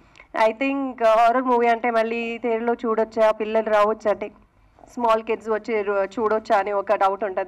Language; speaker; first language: Telugu; non-native, fluent; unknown